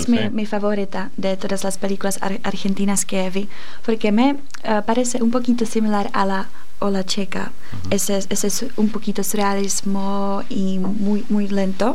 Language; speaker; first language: Spanish; non-native, fluent; Czech